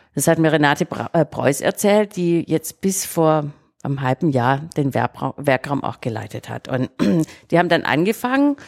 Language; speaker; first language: German; native; German